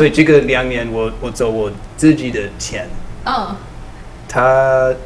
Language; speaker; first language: Chinese; non-native, learner; English